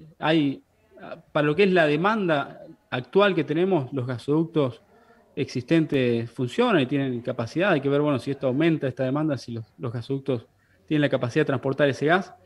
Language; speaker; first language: Spanish; native; Spanish